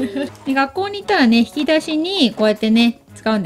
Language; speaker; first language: Japanese; native; Japanese